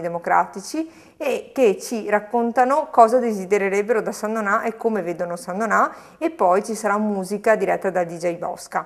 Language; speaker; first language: Italian; native; Italian